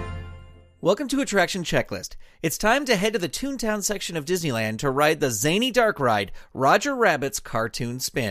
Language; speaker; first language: English; native; English